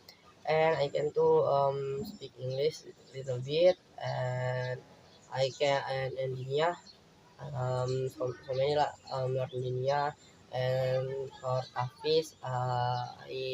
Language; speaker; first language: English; non-native, learner; Indonesian